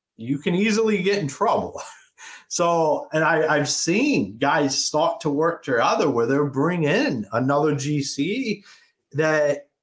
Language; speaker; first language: English; native; English